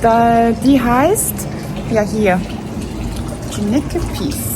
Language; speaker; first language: German; non-native, fluent; Mongolian